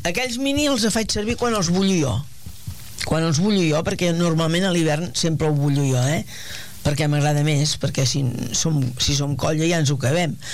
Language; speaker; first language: Catalan; native; Catalan